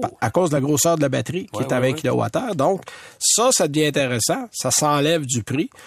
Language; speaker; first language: French; native; French